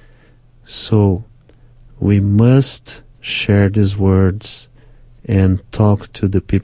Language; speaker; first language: English; non-native, fluent; Portuguese